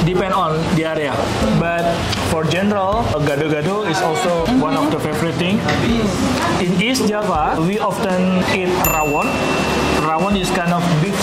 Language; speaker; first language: English; non-native, fluent; Indonesian